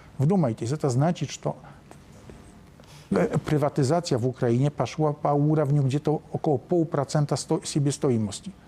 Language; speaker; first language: Polish; non-native, learner; Russian